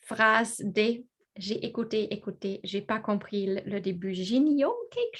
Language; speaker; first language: French; non-native, learner; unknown